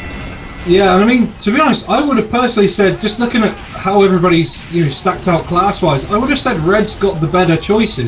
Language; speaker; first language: English; native; English